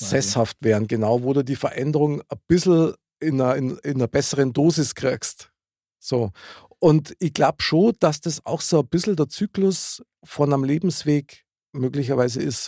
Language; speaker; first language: German; native; German